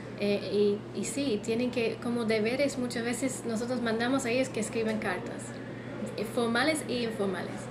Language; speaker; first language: Spanish; non-native, fluent; English